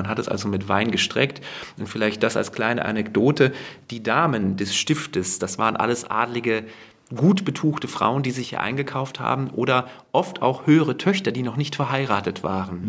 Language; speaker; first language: German; native; German